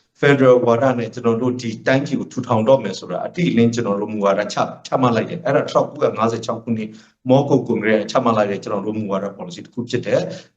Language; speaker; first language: Burmese; non-native, local second language; S'gaw Karen